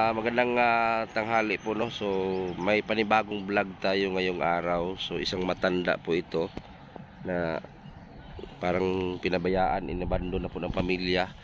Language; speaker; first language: Filipino; non-native, local second language; Cebuano